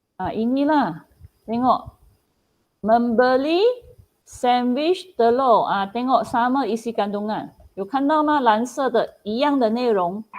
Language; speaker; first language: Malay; non-native, local second language; Chinese